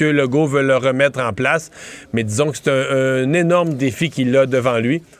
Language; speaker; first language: French; native; French